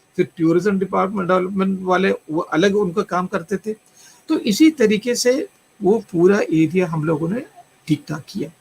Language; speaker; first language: Hindi; non-native, local second language; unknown